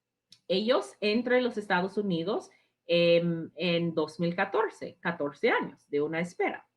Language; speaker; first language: Spanish; non-native, fluent; English